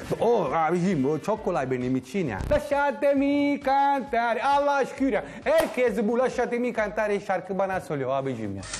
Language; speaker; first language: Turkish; non-native, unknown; Italian